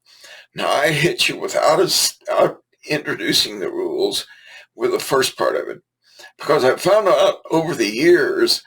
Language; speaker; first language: English; native; English